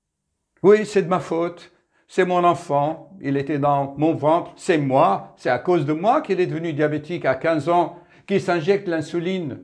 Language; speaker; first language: French; native; French